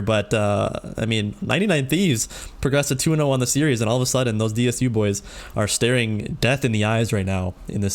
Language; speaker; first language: English; native; English